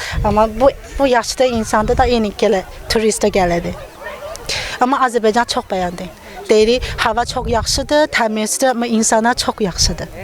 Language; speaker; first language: Azerbaijani; non-native, learner; Chinese